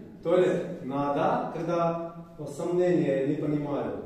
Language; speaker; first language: Russian; non-native, learner; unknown